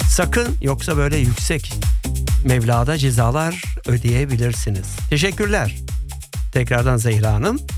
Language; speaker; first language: Turkish; early bilingual, heritage; Turkish